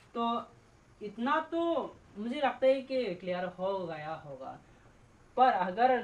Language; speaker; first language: Hindi; non-native, local second language; Bangla